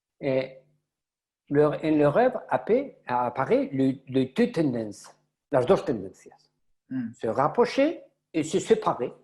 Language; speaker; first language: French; non-native, learner; Spanish